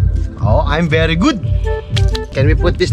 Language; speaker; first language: English; non-native, local second language; Filipino